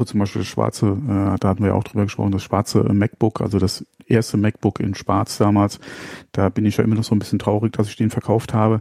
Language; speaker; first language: German; native; German